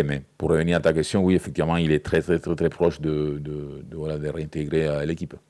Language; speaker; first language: French; native; French